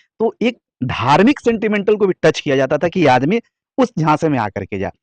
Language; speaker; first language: Hindi; native; Hindi